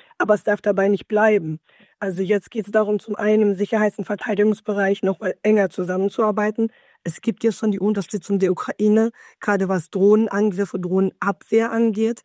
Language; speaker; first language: German; native; German